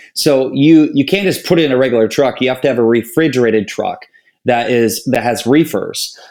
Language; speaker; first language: English; native; English